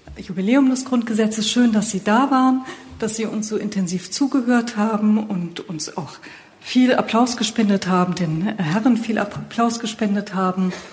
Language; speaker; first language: German; native; German